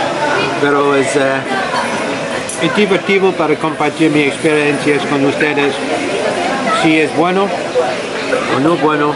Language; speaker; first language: Spanish; non-native, learner; English